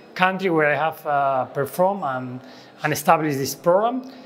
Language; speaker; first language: English; non-native, fluent; Spanish